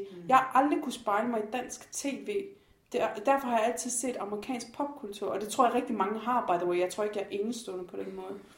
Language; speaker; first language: Danish; native; Danish